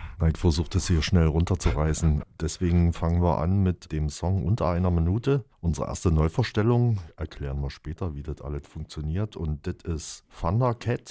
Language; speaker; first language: German; native; German